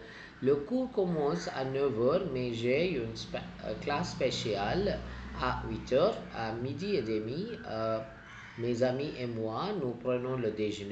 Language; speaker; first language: French; non-native, fluent; Tamil